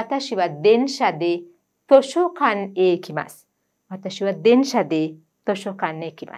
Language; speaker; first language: Japanese; non-native, fluent; Sinhala